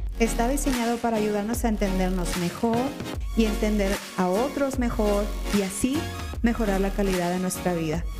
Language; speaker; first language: Spanish; native; Spanish